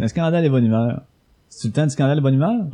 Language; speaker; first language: French; native; French